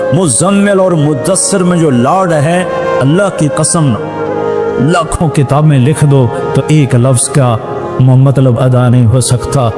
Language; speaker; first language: Urdu; non-native, local second language; Punjabi